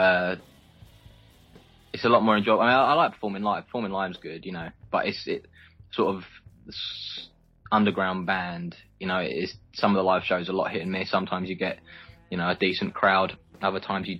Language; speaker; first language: English; native; English